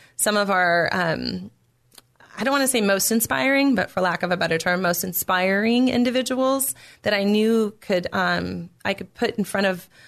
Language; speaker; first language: English; native; English